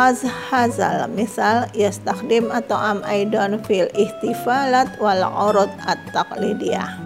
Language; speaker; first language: Arabic; non-native, fluent; Indonesian